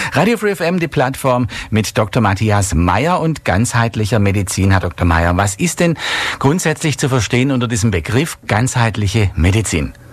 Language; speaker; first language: German; native; German